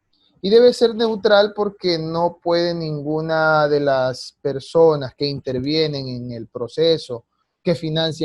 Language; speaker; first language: Spanish; native; Spanish